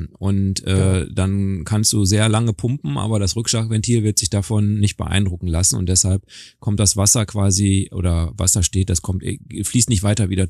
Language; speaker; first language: German; native; German